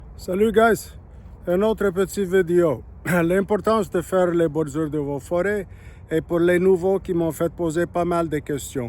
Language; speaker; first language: French; non-native, local second language; English